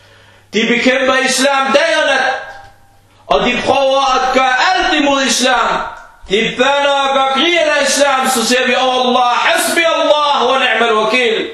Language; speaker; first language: Danish; early bilingual, other home language; Arabic